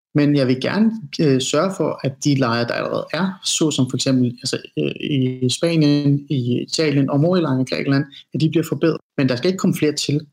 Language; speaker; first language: Danish; early bilingual, other home language; Persian